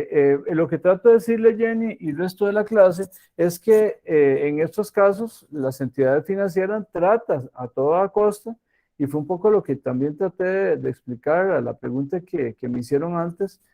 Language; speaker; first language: Spanish; native; Spanish